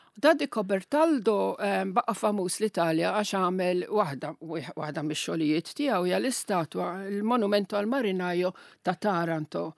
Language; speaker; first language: Maltese; non-native, local second language; Italian